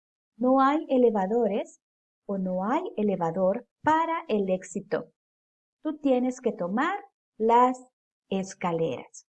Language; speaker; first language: Spanish; native; Spanish